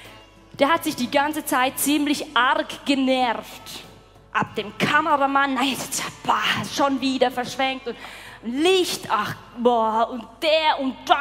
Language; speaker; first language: German; native; German